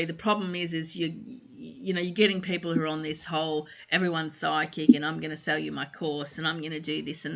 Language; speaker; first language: English; native; English